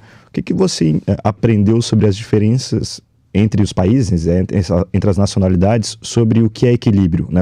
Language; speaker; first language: Portuguese; native; Portuguese